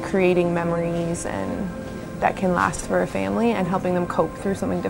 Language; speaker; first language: English; native; English